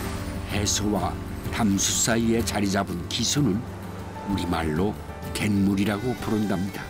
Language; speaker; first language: Korean; native; Korean